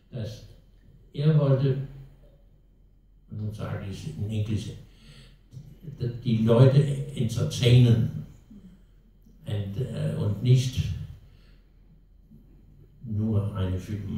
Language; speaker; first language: German; non-native, learner; Danish